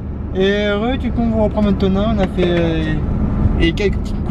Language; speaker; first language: French; native; French